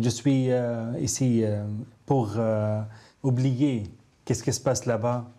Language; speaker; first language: French; non-native, learner; Arabic